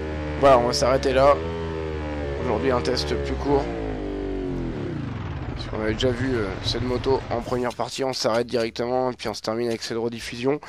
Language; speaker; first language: French; native; French